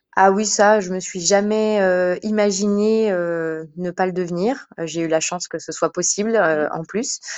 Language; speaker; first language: French; native; French